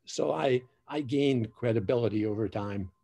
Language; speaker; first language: English; native; English